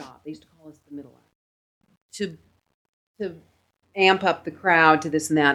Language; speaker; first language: English; native; English